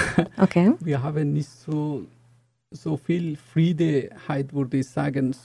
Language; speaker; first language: German; non-native, fluent; Bangla